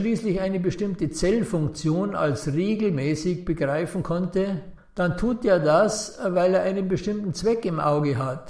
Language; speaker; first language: German; native; German